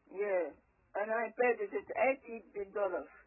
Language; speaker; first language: English; early bilingual, other home language; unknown